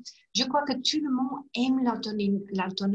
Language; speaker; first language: French; non-native, learner; English